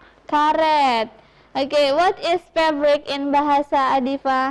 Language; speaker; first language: English; non-native, fluent; Indonesian